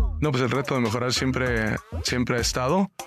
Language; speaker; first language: Spanish; native; Spanish